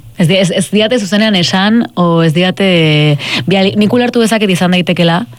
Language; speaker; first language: Basque; native; Basque